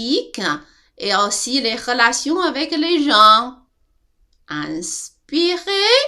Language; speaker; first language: French; non-native, learner; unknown